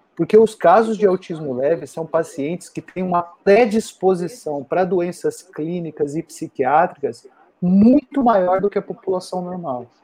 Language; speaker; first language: Portuguese; native; Portuguese